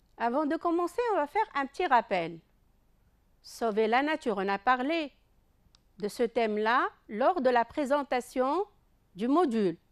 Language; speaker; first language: French; non-native, local second language; Arabic